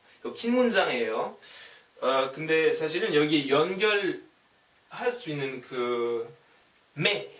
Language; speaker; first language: Korean; non-native, fluent; French